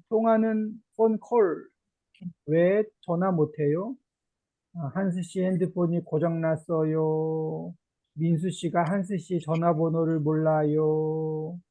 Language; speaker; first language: Korean; native; Korean